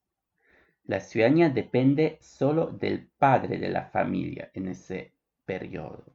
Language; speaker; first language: Spanish; non-native, fluent; Polish